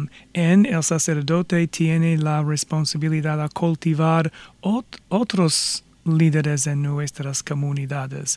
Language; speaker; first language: Spanish; non-native, fluent; English